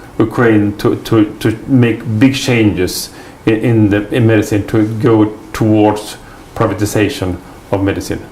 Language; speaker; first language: English; non-native, fluent; Swedish